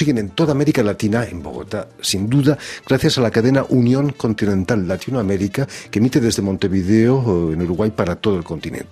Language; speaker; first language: Spanish; native; Spanish